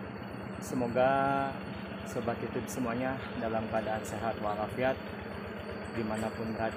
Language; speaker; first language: Indonesian; native; Indonesian